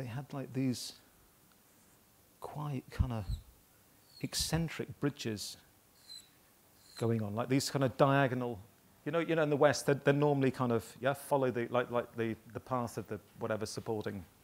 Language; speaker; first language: English; native; English